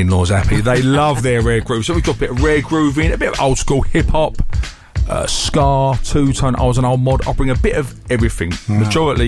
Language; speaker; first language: English; native; English